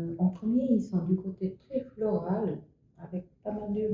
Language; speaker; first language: French; non-native, fluent; Japanese